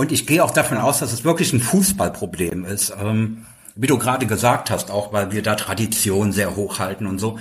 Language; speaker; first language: German; native; German